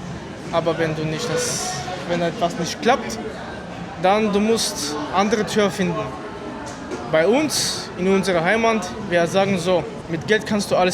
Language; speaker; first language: German; non-native, fluent; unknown